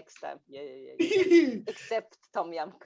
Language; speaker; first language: English; non-native, learner; Japanese